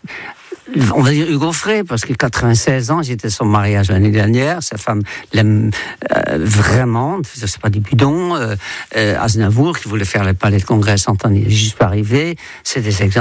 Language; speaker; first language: French; non-native, fluent; Dutch